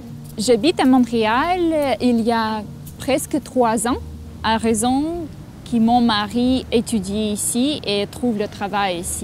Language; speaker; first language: French; non-native, learner; Russian